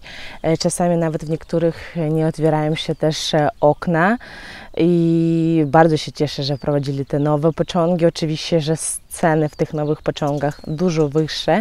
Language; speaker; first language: Polish; non-native, fluent; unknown